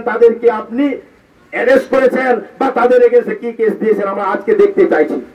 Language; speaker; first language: Bangla; non-native, local second language; Santali